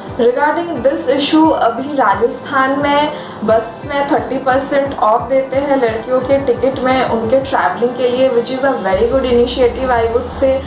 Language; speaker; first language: Hindi; non-native, local second language; Bangla